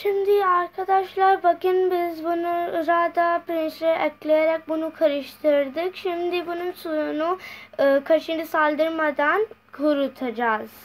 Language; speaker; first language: Turkish; non-native, fluent; Urdu